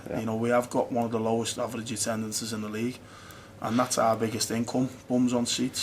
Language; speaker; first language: English; native; English